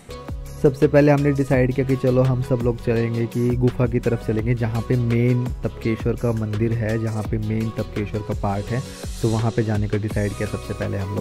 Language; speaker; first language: Hindi; native; Hindi